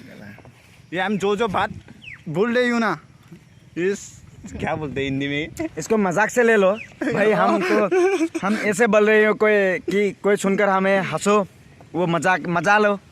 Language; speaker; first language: Hindi; non-native, local second language; Assamese